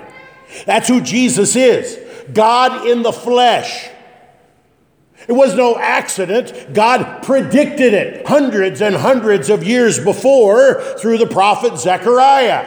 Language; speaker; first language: English; native; English